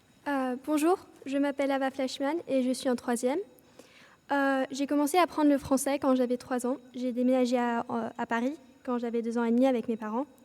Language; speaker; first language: French; early bilingual, other home language; English